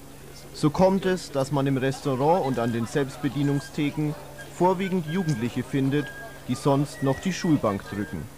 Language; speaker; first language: German; native; German